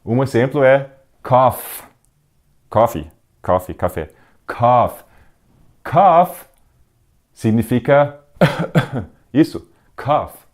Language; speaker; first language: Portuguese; non-native, fluent; Danish